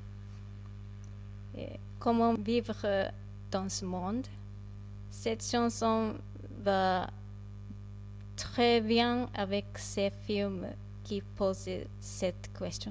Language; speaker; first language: French; non-native, fluent; Japanese